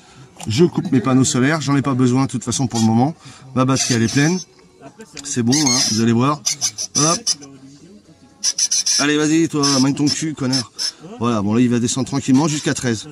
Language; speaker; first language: French; native; French